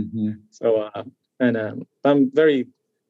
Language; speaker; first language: English; non-native, fluent; Spanish